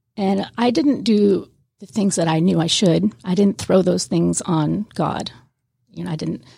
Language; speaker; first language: English; native; English